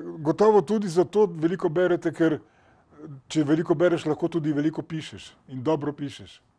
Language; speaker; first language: Slovenian; native; Slovenian